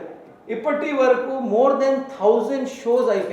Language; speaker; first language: Telugu; non-native, local second language; Hindi